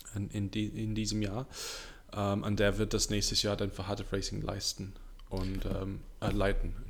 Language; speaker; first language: German; non-native, fluent; English